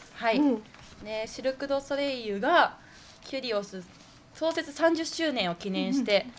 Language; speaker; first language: Japanese; native; Japanese